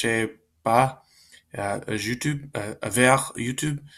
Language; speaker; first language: French; non-native, learner; Spanish